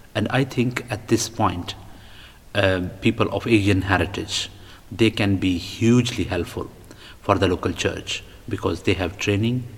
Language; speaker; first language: English; non-native, local second language; Punjabi